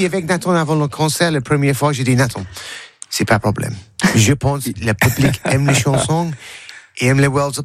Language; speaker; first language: French; non-native, learner; English